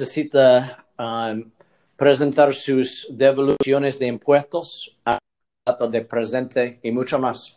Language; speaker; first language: Spanish; non-native, learner; English